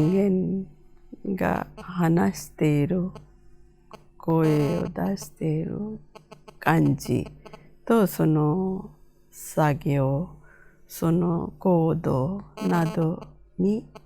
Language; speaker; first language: Japanese; non-native, fluent; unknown